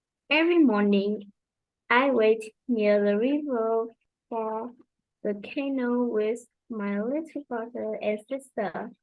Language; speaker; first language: English; non-native, learner; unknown